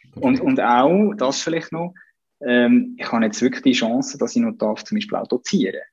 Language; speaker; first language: German; native; German